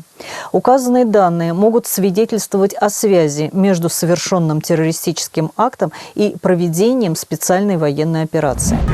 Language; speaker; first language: Russian; native; Russian